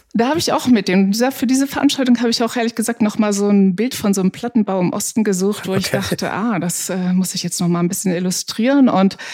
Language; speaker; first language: German; native; German